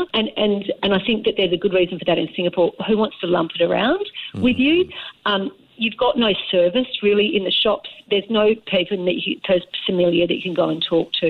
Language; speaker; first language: English; native; English